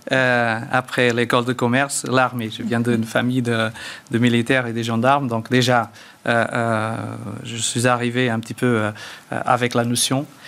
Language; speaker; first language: French; early bilingual, other home language; Portuguese